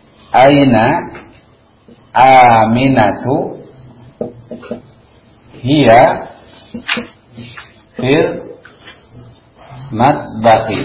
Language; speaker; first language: Arabic; non-native, fluent; Indonesian